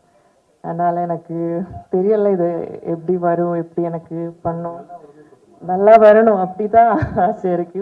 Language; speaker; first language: Tamil; non-native, learner; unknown